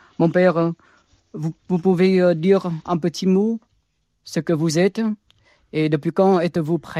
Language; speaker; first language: French; non-native, fluent; Vietnamese